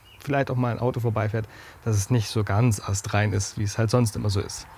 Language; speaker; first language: German; native; German